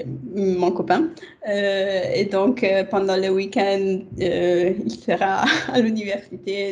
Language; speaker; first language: French; non-native, fluent; Italian